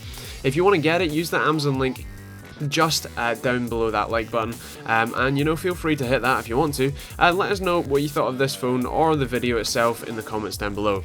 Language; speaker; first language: English; native; English